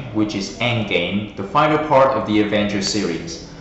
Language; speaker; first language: English; non-native, fluent; Vietnamese